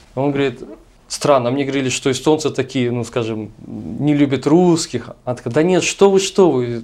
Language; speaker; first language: Russian; native; Russian